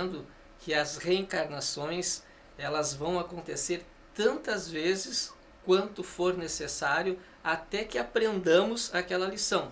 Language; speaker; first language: Portuguese; native; Portuguese